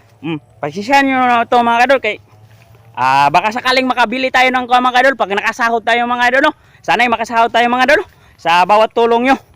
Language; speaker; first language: Filipino; non-native, local second language; Cebuano